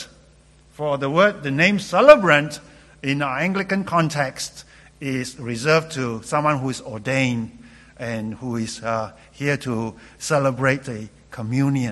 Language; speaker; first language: English; non-native, local second language; Cantonese